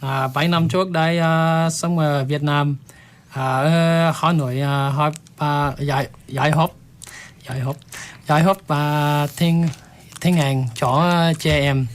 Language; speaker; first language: Vietnamese; non-native, learner; English